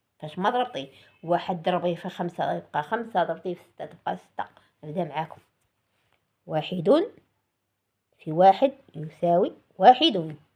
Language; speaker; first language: Arabic; native; Arabic